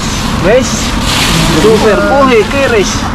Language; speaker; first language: Spanish; non-native, learner; Filipino